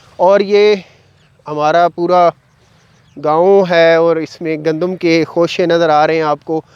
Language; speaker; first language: Urdu; non-native, local second language; Punjabi